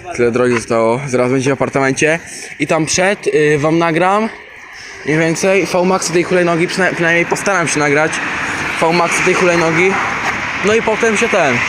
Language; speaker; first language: Polish; native; Polish